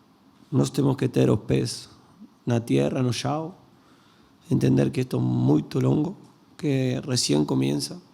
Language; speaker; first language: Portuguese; non-native, learner; Spanish